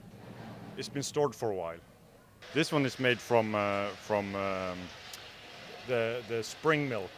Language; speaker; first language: English; non-native, fluent; Norwegian